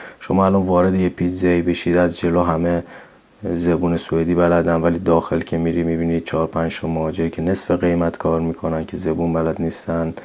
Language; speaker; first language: Persian; native; Persian